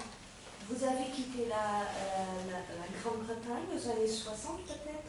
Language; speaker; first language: French; non-native, fluent; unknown